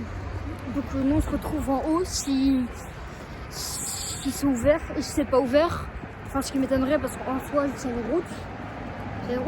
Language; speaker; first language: French; native; French